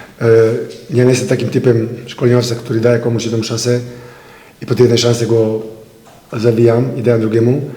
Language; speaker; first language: Polish; non-native, fluent; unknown